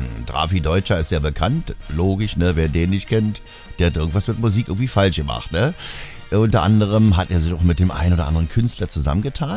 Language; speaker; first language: German; native; German